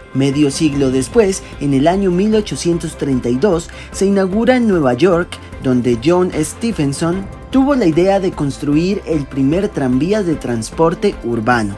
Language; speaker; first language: Spanish; native; Spanish